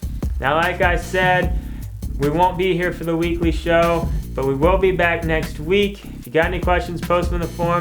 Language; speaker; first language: English; native; English